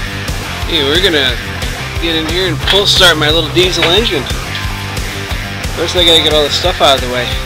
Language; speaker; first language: English; native; English